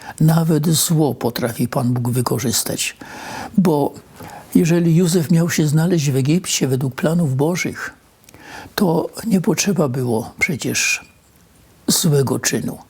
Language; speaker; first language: Polish; native; Polish